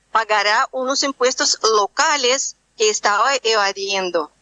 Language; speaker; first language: Spanish; non-native, fluent; Russian